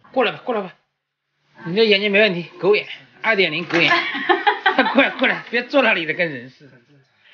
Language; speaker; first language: Chinese; native; Chinese